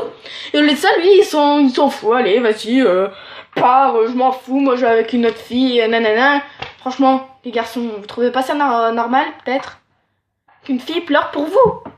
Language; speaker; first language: French; native; French